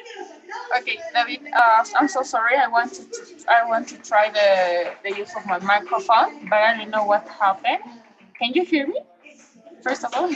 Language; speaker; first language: English; non-native, fluent; Spanish